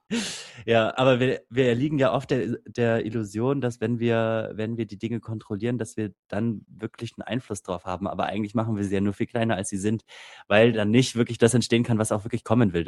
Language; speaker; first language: German; native; German